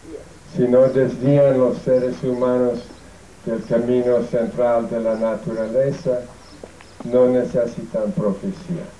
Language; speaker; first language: Spanish; non-native, fluent; English